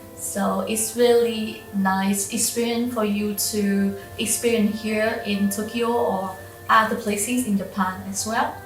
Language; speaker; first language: English; non-native, local second language; Vietnamese